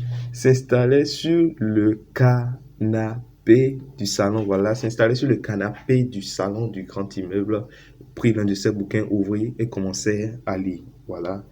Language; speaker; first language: French; native; French